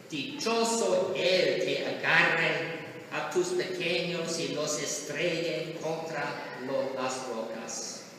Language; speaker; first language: Spanish; non-native, learner; English